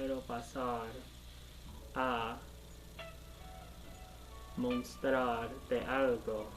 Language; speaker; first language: Spanish; non-native, learner; English